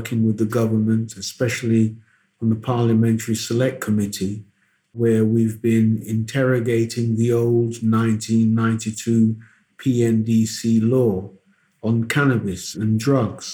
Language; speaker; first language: English; non-native, local second language; Akan